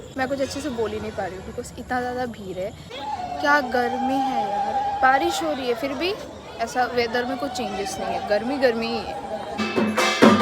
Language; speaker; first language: Hindi; non-native, local second language; Bangla